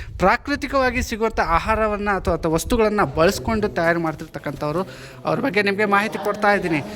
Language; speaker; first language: Kannada; native; Kannada